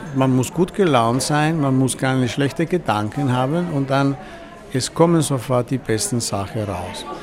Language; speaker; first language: German; non-native, fluent; Italian